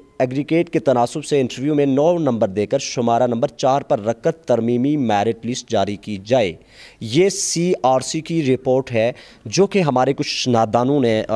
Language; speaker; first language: Urdu; non-native, local second language; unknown